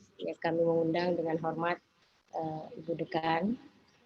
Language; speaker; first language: Indonesian; native; Indonesian